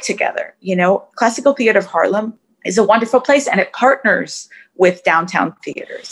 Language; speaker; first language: English; native; English